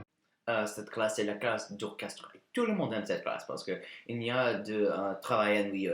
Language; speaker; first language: French; non-native, learner; English